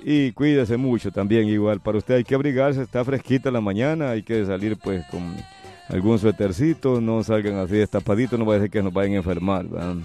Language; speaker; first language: Spanish; native; Spanish